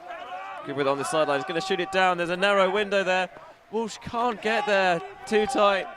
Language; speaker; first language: English; native; English